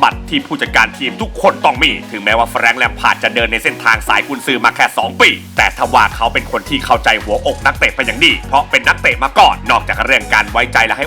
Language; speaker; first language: Thai; native; Thai